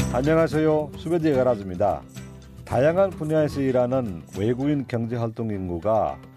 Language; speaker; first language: Korean; non-native, fluent; Nepali